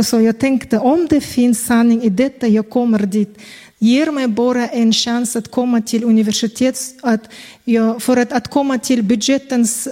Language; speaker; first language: Swedish; non-native, fluent; Kazakh